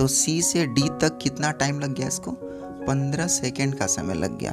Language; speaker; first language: Hindi; native; Hindi